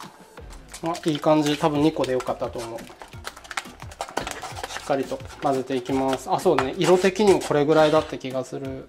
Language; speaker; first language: Japanese; native; Japanese